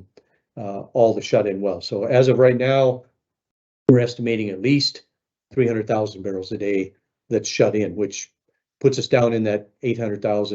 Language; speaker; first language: English; native; English